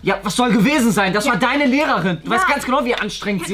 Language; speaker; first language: German; native; German